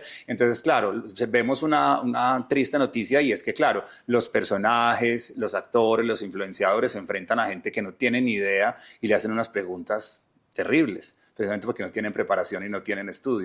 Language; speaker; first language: Spanish; native; Spanish